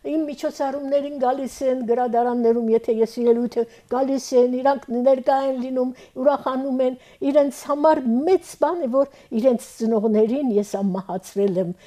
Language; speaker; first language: Armenian; early bilingual, heritage; Armenian